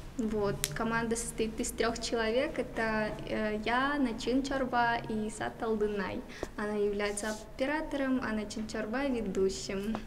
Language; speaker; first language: Russian; non-native, local second language; Tuvinian